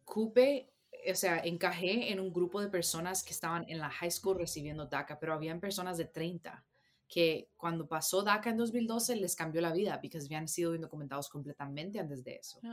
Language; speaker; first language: Spanish; early bilingual, heritage; Spanish